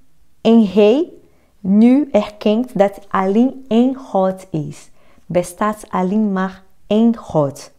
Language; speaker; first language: Dutch; non-native, fluent; Portuguese